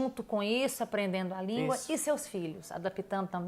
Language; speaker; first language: Portuguese; native; Portuguese